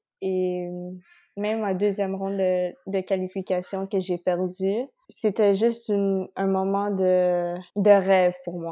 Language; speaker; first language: French; non-native, local second language; Spanish